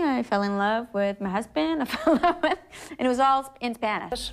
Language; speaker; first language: English; early bilingual, other home language; Portuguese